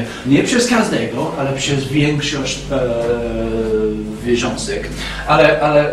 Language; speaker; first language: Polish; non-native, fluent; English